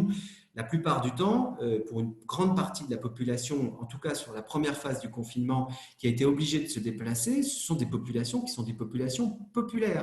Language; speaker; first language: French; native; French